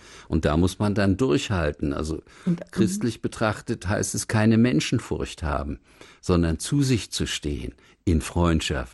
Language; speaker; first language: German; native; German